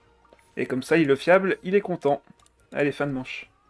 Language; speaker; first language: French; native; French